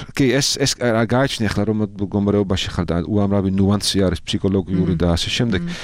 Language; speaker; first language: Georgian; non-native, fluent; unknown